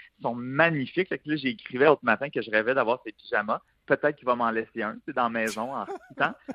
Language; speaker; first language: French; native; French